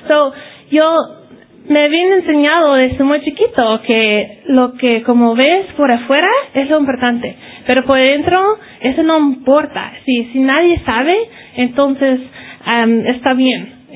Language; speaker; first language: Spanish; early bilingual, heritage; Spanish